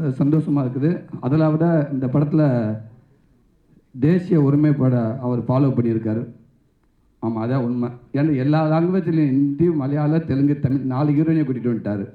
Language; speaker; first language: Tamil; native; Tamil